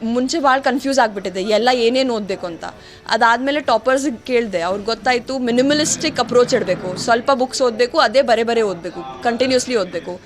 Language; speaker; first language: Kannada; native; Kannada